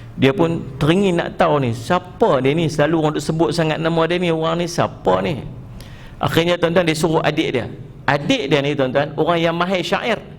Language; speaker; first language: Malay; native; Malay